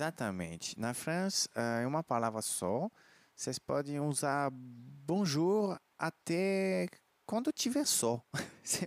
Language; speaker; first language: Portuguese; non-native, fluent; French